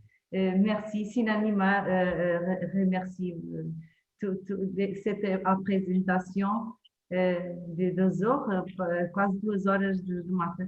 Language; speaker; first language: French; non-native, learner; Portuguese